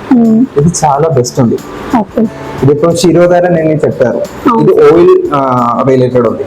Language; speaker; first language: Telugu; non-native, learner; Malayalam